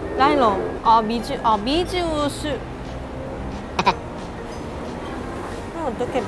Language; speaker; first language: Chinese; non-native, fluent; Korean